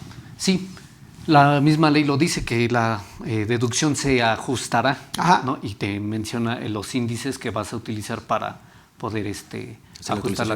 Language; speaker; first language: Spanish; native; Spanish